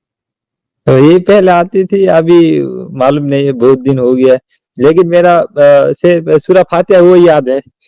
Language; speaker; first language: Hindi; non-native, learner; Bangla